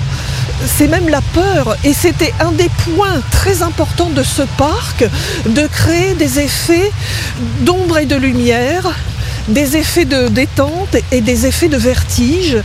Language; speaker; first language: French; native; French